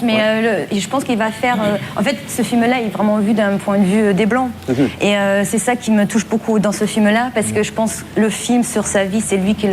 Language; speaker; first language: French; non-native, fluent; German